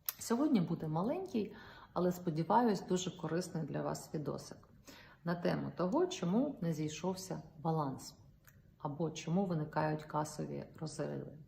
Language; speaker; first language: Ukrainian; non-native, local second language; Russian